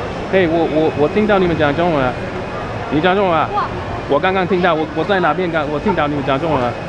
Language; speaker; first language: Chinese; non-native, fluent; English